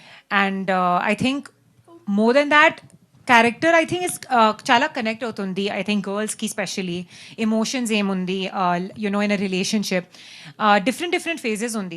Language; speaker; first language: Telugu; non-native, learner; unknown